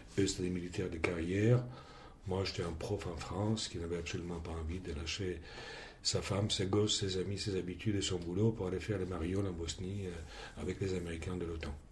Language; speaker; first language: French; non-native, fluent; Greek